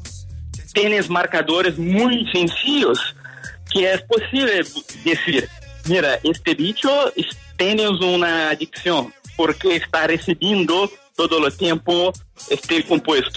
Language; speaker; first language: Spanish; non-native, learner; Portuguese